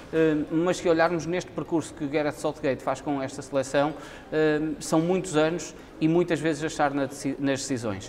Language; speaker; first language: Portuguese; native; Portuguese